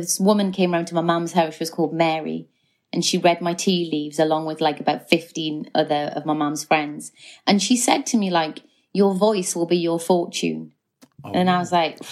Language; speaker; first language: English; native; English